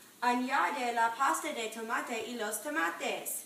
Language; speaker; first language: Spanish; non-native, learner; English